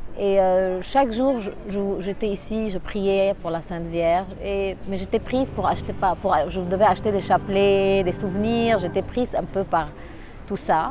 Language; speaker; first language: French; non-native, local second language; Arabic